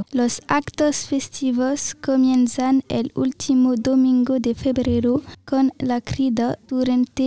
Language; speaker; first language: Spanish; non-native, learner; French